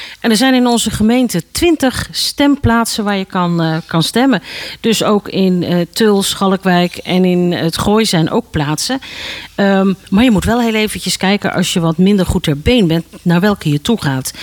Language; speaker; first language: Dutch; native; Dutch